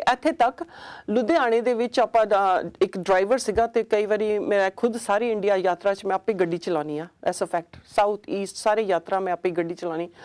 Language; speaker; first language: Punjabi; early bilingual, heritage; Punjabi